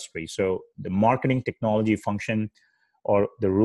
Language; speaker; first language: English; non-native, local second language; Hindi